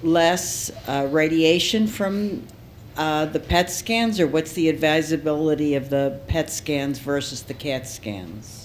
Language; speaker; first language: English; native; English